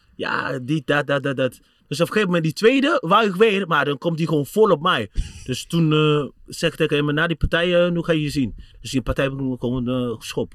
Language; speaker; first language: Dutch; non-native, fluent; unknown